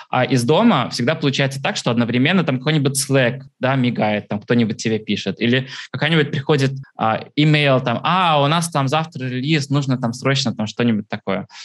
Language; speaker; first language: Russian; early bilingual, heritage; Russian